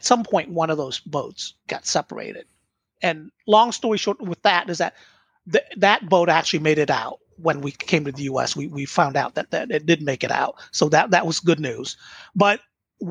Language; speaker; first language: English; early bilingual, other home language; Vietnamese